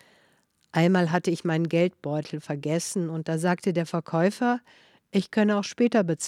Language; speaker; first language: German; non-native, fluent; Dutch